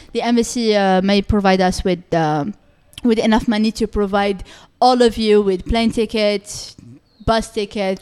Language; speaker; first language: English; non-native, fluent; Arabic